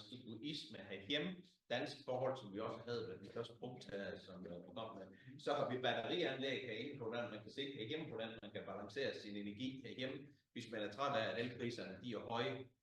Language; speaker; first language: Danish; native; Danish